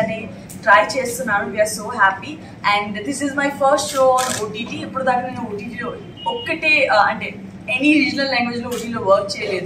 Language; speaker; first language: Telugu; non-native, fluent; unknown